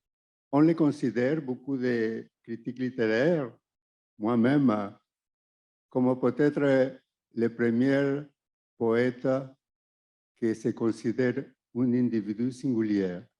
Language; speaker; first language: French; non-native, fluent; Spanish